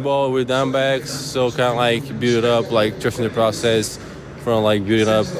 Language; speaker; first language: English; non-native, fluent; Portuguese